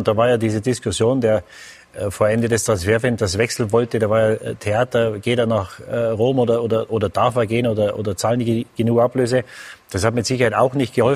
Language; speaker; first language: German; native; German